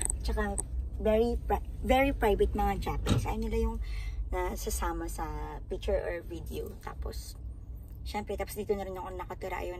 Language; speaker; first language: Filipino; native; Filipino